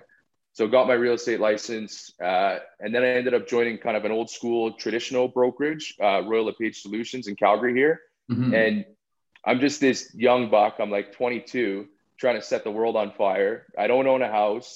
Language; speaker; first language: English; native; English